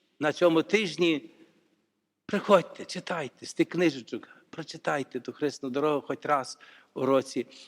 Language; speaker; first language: Ukrainian; native; Ukrainian